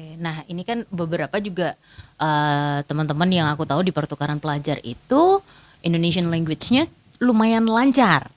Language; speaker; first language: Indonesian; native; Indonesian